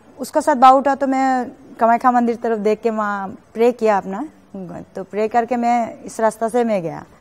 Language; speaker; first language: Hindi; non-native, local second language; Assamese